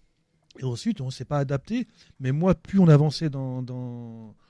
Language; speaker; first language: French; native; French